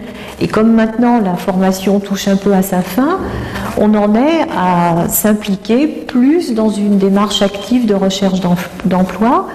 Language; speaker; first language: French; native; French